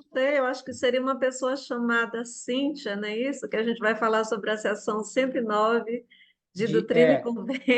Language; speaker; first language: Portuguese; native; Portuguese